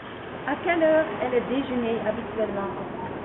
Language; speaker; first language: French; non-native, learner; Dutch